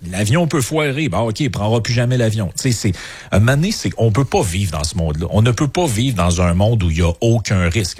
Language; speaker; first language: French; native; French